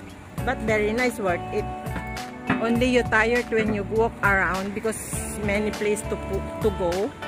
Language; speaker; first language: English; non-native, learner; Filipino